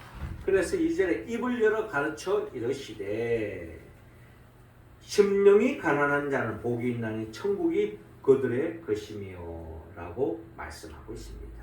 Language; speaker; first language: Korean; native; Korean